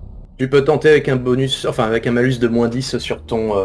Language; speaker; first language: French; native; French